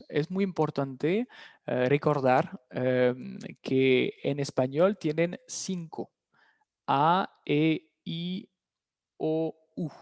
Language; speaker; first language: Spanish; non-native, fluent; French